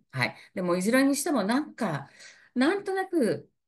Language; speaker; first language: Japanese; native; Japanese